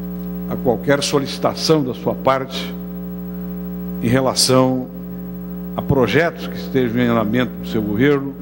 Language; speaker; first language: Portuguese; native; Portuguese